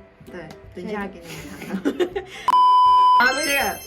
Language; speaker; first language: Chinese; non-native, fluent; Mongolian